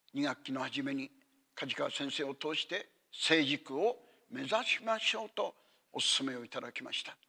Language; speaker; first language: Japanese; native; Japanese